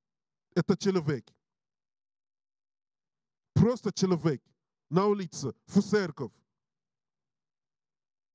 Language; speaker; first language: Russian; non-native, learner; English